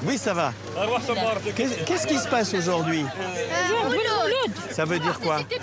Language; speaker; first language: French; native; French